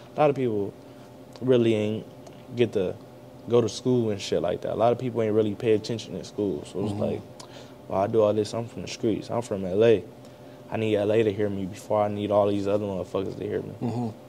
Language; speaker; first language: English; native; English